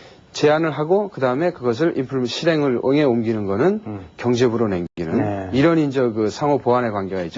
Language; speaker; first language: Korean; native; Korean